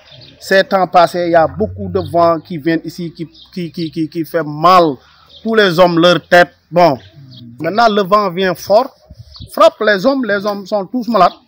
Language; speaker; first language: French; non-native, learner; Wolof